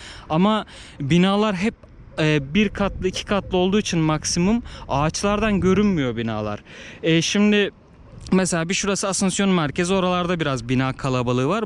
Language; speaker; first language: Turkish; native; Turkish